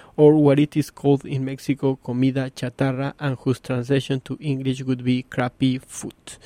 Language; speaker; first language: English; non-native, fluent; Spanish